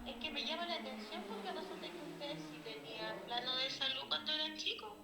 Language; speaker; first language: Spanish; native; Spanish